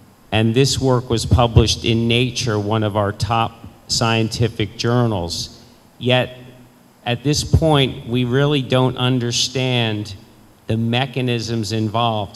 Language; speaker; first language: English; native; English